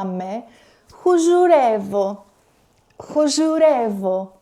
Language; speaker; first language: Greek; native; Greek